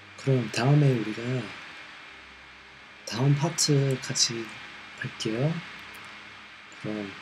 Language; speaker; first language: Korean; non-native, learner; English